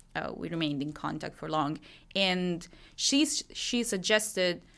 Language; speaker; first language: English; non-native, fluent; Italian